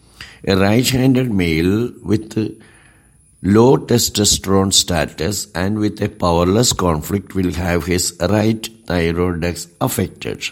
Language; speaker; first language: English; non-native, local second language; Malayalam